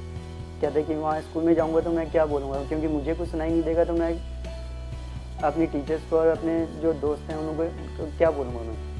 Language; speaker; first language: Hindi; native; Hindi